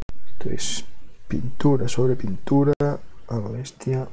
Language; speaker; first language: Spanish; non-native, local second language; Catalan